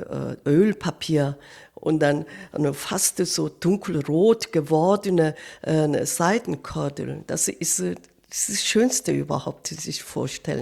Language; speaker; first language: German; non-native, fluent; Korean